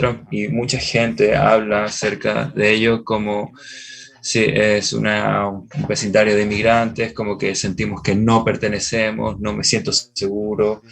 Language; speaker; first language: Spanish; non-native, fluent; English